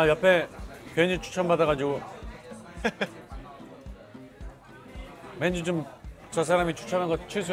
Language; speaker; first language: Korean; native; Korean